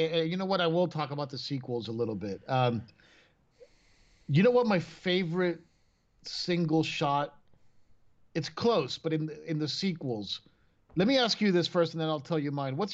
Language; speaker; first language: English; non-native, fluent; Spanish